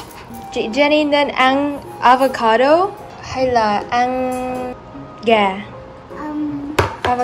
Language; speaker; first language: Vietnamese; early bilingual, heritage; Vietnamese